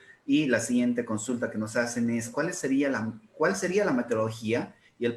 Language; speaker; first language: Spanish; native; Spanish